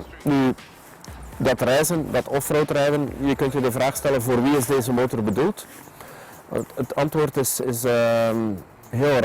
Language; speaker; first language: Dutch; native; Dutch